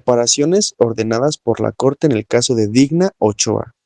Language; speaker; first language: Spanish; native; Spanish